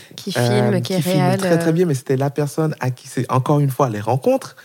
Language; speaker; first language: French; non-native, local second language; Haitian Creole